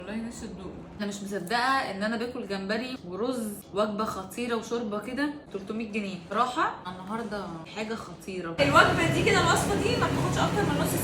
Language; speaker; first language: Arabic; native; Arabic